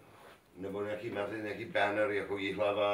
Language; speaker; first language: Czech; non-native, learner; English